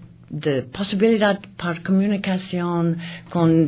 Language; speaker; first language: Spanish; non-native, learner; English